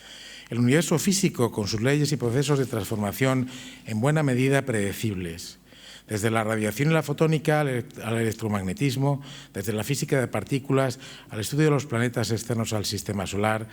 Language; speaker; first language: Spanish; native; Spanish